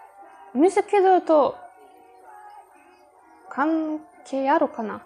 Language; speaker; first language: Japanese; non-native, learner; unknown